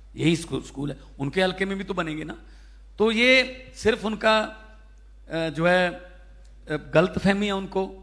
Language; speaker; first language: Hindi; non-native, local second language; Punjabi